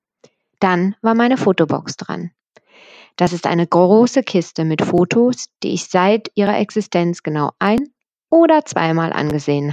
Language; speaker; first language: German; native; German